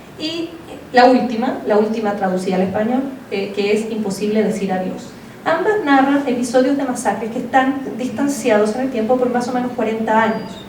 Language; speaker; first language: Spanish; native; Spanish